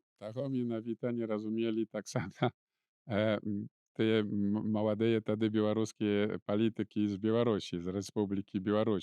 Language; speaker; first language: Polish; non-native, local second language; Belarusian